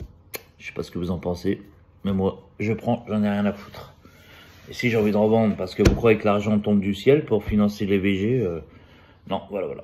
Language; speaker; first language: French; native; French